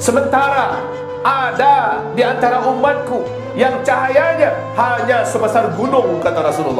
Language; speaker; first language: Indonesian; native; Indonesian